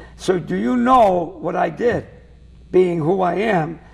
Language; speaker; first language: English; native; English